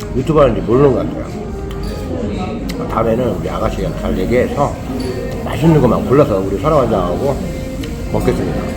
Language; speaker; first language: Korean; native; Korean